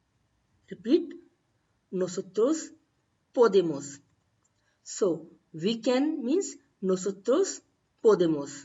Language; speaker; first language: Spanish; non-native, fluent; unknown